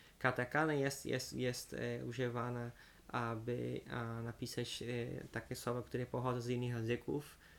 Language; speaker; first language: Polish; non-native, fluent; Portuguese